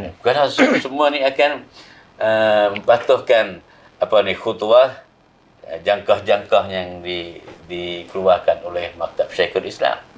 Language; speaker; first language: Malay; non-native, fluent; Thai